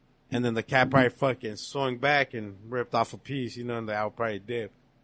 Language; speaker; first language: English; early bilingual, other home language; Spanish